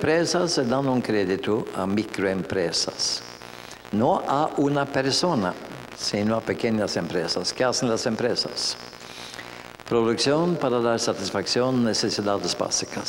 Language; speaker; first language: Spanish; non-native, fluent; Norwegian